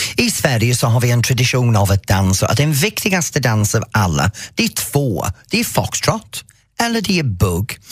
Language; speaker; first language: Swedish; non-native, fluent; English